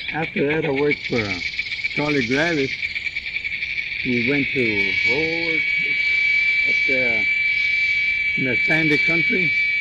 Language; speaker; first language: English; early bilingual, other home language; Spanish